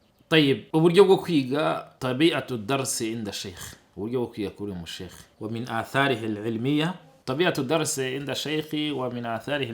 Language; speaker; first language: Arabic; non-native, fluent; Kinyarwanda